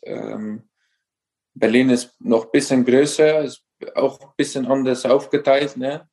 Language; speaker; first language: German; non-native, fluent; Dutch